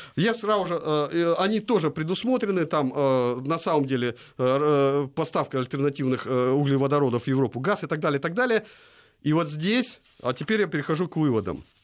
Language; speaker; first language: Russian; native; Russian